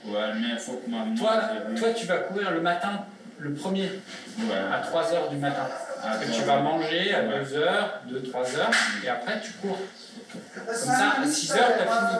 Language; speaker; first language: French; native; French